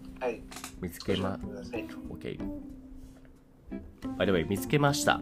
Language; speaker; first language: Japanese; non-native, learner; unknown